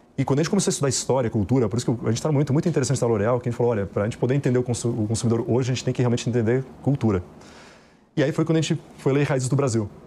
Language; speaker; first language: Portuguese; native; Portuguese